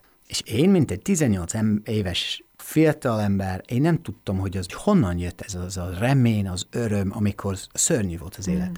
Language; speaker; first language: Hungarian; non-native, fluent; English